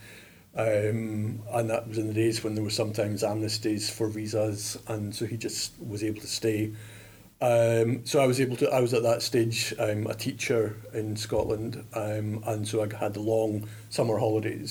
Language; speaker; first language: English; native; English